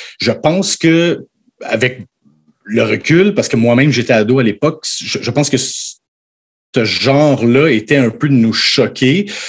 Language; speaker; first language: French; native; French